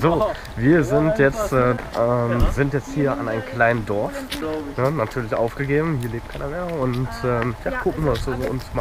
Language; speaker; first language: German; native; German